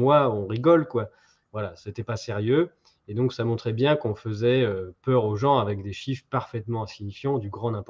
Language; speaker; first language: French; native; French